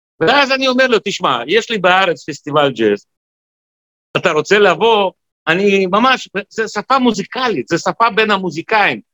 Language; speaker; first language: Hebrew; non-native, fluent; Russian